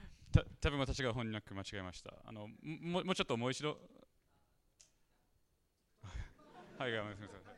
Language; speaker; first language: Japanese; non-native, learner; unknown